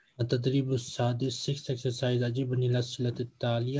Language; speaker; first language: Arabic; non-native, fluent; Urdu